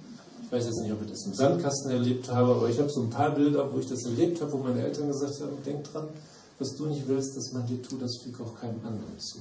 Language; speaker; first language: German; native; German